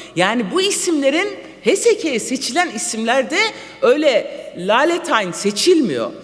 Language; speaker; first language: Turkish; non-native, local second language; Kurdish